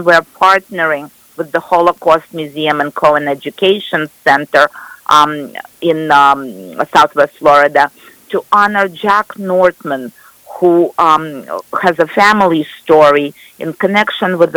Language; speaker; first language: English; non-native, fluent; Russian